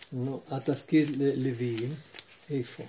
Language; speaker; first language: Hebrew; non-native, fluent; Russian